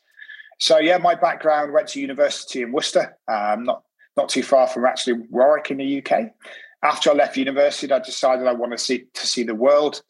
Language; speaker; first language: English; native; English